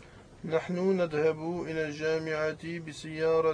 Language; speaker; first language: Arabic; non-native, learner; French